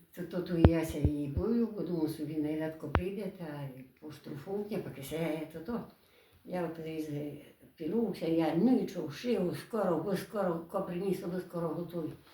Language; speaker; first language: Ukrainian; native; Ukrainian